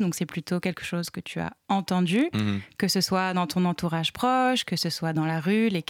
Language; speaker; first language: French; native; French